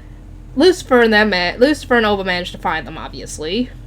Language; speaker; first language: English; native; English